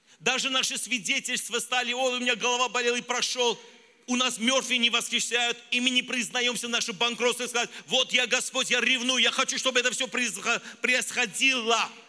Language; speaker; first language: Russian; non-native, local second language; Armenian